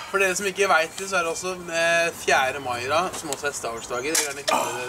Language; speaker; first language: Norwegian; native; Norwegian